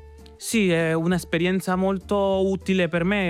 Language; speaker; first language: Italian; non-native, fluent; Spanish